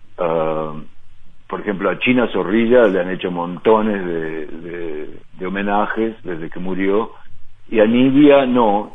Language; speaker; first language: Spanish; native; Spanish